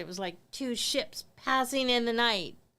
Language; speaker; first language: English; native; English